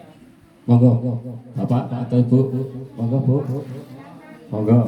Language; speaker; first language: Indonesian; native; Indonesian